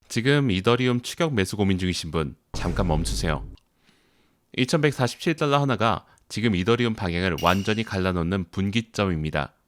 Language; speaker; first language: Korean; native; Korean